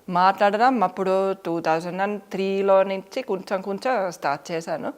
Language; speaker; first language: Telugu; non-native, fluent; Finnish